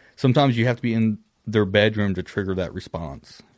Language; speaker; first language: English; native; English